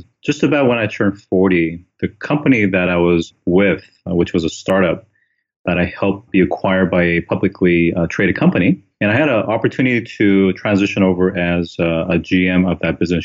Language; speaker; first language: English; early bilingual, other home language; Korean